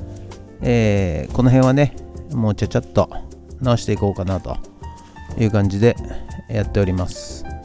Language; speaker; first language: Japanese; native; Japanese